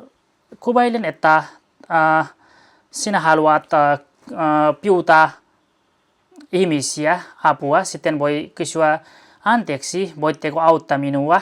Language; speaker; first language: Finnish; non-native, learner; Nepali